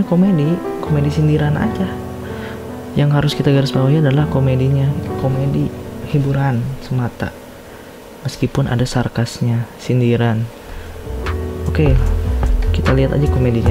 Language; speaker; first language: Indonesian; native; Indonesian